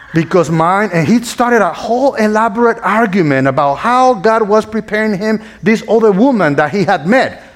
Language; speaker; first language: English; non-native, fluent; Spanish